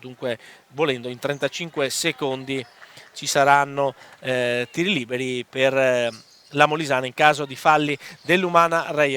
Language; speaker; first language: Italian; native; Italian